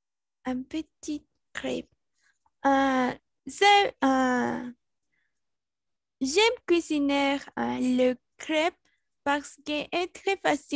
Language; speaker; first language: French; non-native, learner; Spanish